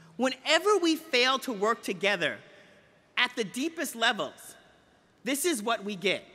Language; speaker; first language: English; native; English